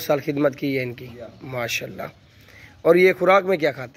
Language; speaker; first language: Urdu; non-native, local second language; Saraiki